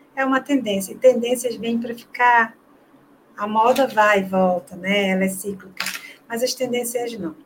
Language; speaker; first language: Portuguese; native; Portuguese